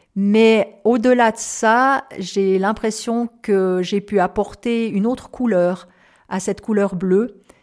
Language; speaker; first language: French; native; French